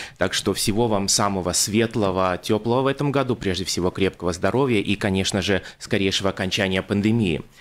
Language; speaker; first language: Russian; native; Russian